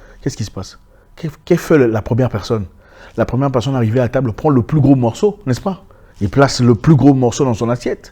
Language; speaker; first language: French; native; French